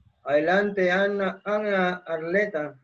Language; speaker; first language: Spanish; native; Spanish